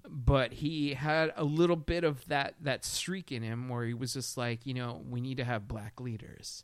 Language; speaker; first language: English; native; English